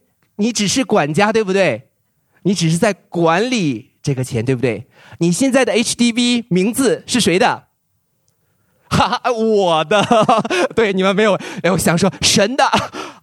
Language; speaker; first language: Chinese; native; Chinese